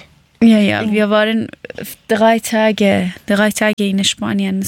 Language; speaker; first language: German; non-native, learner; Persian